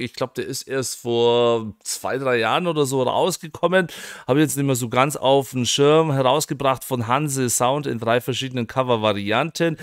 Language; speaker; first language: German; native; German